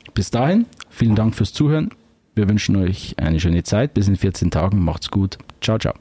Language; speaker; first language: German; native; German